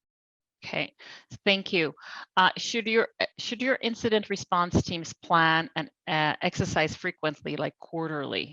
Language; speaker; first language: English; non-native, fluent; Polish